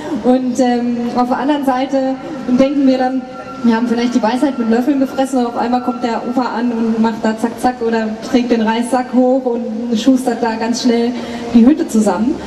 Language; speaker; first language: German; native; German